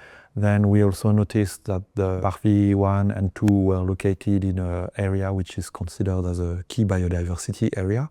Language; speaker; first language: English; non-native, fluent; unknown